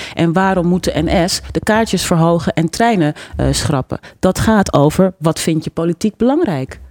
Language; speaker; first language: Dutch; native; Dutch